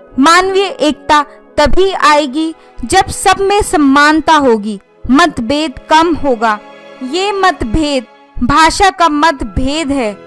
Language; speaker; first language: Hindi; native; Hindi